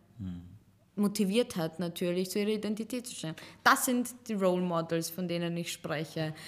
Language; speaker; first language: German; early bilingual, other home language; Serbian